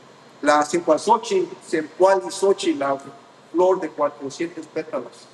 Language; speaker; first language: Spanish; early bilingual, heritage; Spanish